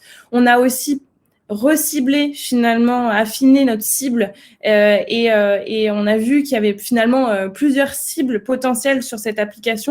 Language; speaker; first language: French; native; French